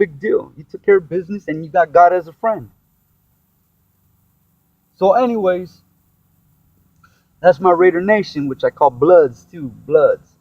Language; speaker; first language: English; native; English